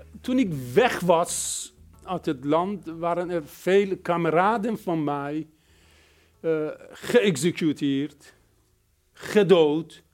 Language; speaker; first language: Dutch; non-native, fluent; Persian